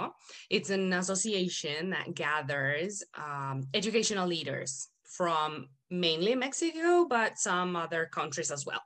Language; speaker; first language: English; non-native, fluent; Spanish